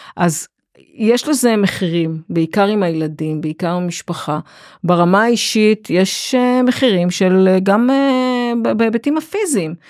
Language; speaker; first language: Hebrew; native; Hebrew